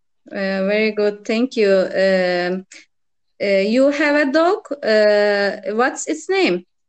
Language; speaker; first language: English; non-native, learner; Turkish